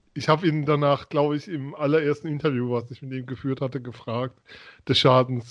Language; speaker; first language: German; native; German